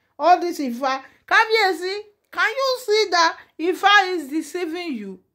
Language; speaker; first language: Nigerian Pidgin; non-native, local second language; Yoruba